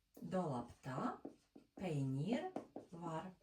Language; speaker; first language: Turkish; non-native, learner; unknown